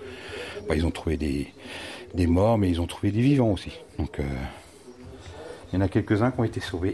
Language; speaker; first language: French; native; French